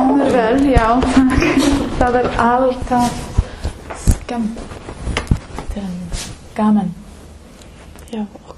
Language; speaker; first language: Icelandic; non-native, learner; English